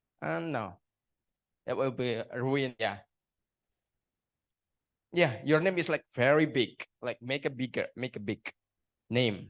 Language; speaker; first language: English; non-native, learner; Indonesian